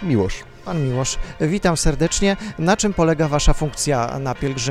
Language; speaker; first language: Polish; native; Polish